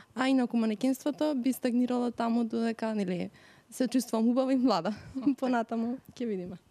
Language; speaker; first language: Macedonian; native; Macedonian